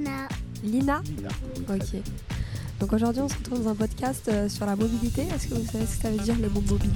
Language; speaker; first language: French; native; French